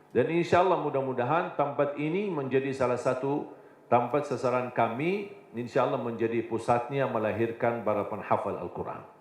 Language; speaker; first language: Indonesian; non-native, fluent; Arabic